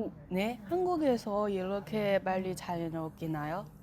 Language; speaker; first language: Korean; non-native, learner; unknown